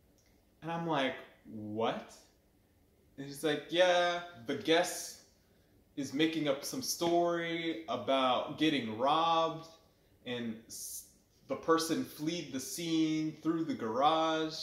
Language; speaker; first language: English; native; English